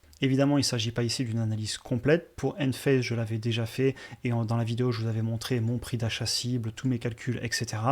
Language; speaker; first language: French; native; French